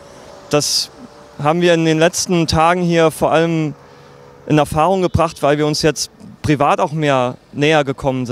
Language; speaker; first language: German; native; German